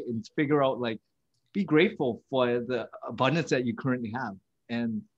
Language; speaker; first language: English; early bilingual, other home language; Vietnamese